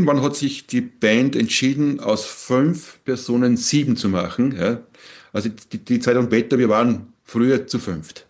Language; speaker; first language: German; native; German